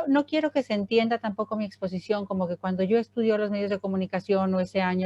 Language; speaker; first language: Spanish; native; Spanish